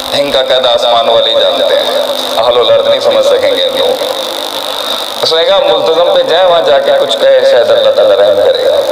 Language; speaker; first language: Urdu; non-native, local second language; Punjabi